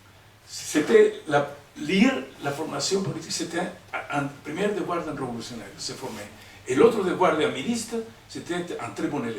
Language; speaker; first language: French; non-native, learner; Spanish